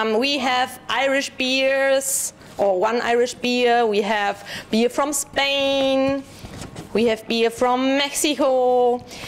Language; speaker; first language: English; non-native, fluent; German